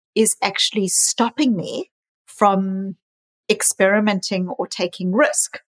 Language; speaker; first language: English; native; English